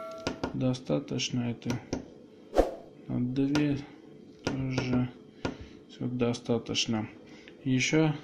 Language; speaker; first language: Russian; non-native, local second language; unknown